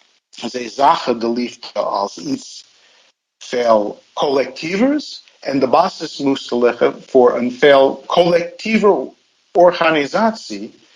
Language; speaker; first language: Dutch; non-native, fluent; English